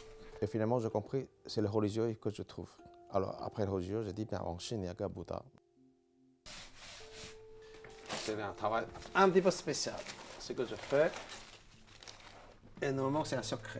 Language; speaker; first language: French; non-native, fluent; Chinese